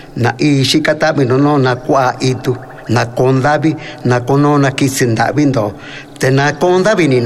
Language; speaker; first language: Spanish; non-native, local second language; Mixtepec Mixtec